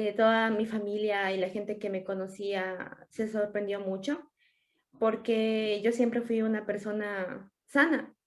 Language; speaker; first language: Spanish; native; Spanish